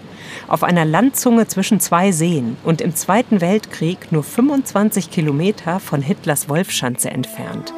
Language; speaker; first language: German; native; German